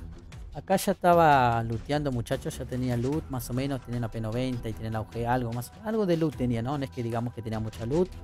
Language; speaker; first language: Spanish; native; Spanish